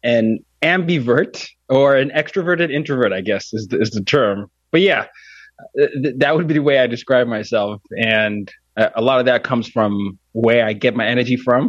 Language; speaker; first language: English; non-native, local second language; Yoruba